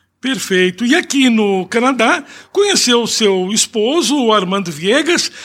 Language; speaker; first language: Portuguese; native; Portuguese